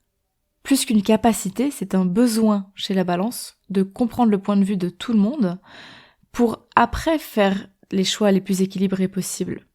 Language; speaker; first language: French; native; French